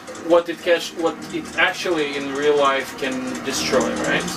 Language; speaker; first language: English; non-native, fluent; Russian